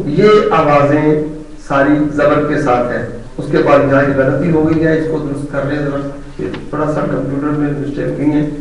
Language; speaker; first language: Urdu; non-native, local second language; Punjabi